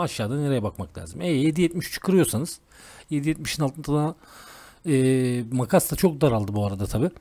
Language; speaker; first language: Turkish; native; Turkish